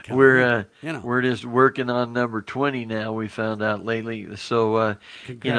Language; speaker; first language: English; native; English